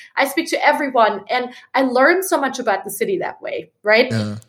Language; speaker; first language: English; non-native, fluent; German